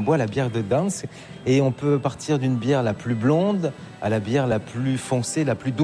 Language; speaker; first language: French; native; French